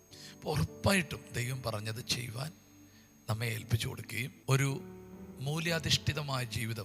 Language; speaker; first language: Malayalam; native; Malayalam